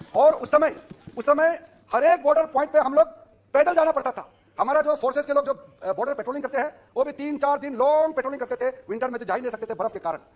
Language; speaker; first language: Hindi; non-native, local second language; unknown